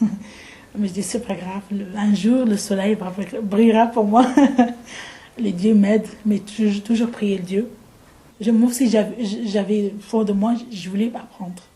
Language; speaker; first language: French; non-native, fluent; Arabic